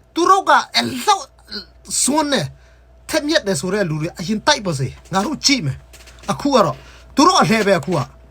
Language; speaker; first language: Burmese; non-native, local second language; Hakha Chin